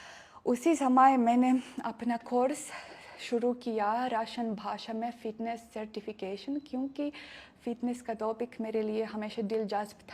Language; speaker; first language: Hindi; non-native, fluent; Russian